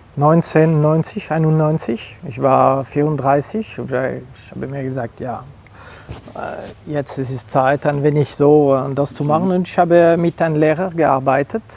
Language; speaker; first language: German; non-native, local second language; French